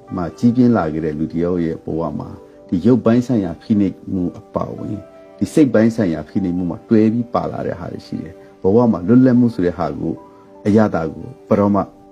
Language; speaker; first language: Burmese; non-native, local second language; Rohingya